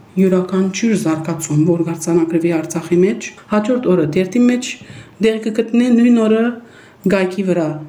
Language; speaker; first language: Armenian; early bilingual, heritage; Armenian